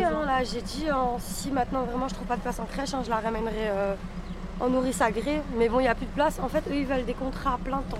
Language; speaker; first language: French; native; French